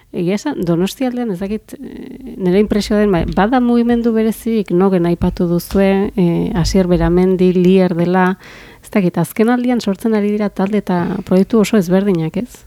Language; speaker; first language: Basque; native; Basque